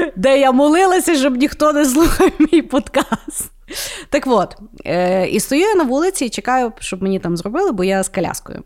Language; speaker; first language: Ukrainian; native; Ukrainian